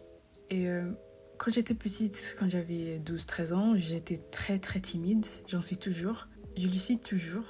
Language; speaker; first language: French; non-native, fluent; English